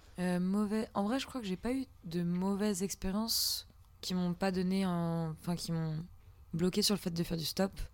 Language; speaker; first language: French; native; French